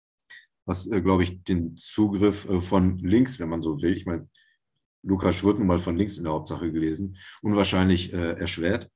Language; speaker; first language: German; native; German